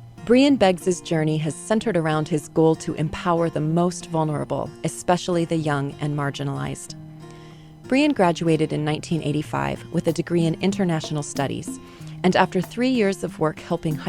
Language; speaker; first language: English; native; English